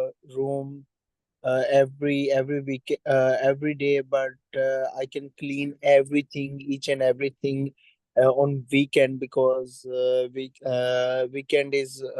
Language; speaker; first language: English; non-native, learner; Urdu